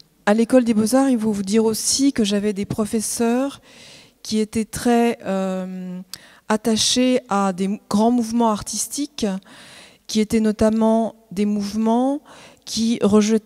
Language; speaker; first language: French; native; French